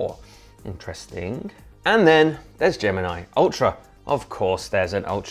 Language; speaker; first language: English; native; English